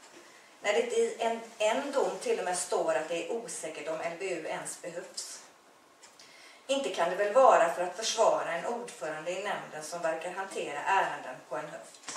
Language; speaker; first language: Swedish; native; Swedish